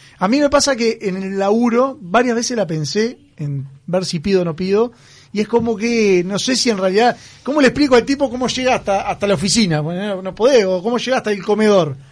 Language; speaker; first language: Spanish; native; Spanish